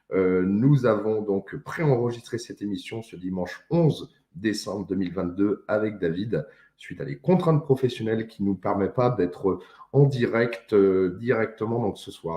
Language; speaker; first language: French; native; French